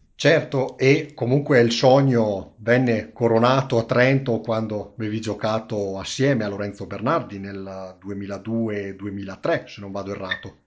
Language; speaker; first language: Italian; native; Italian